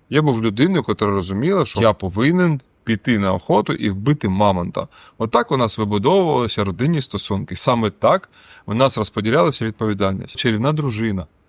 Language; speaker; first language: Ukrainian; non-native, local second language; Russian